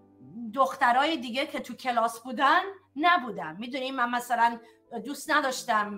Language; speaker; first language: Persian; early bilingual, heritage; Persian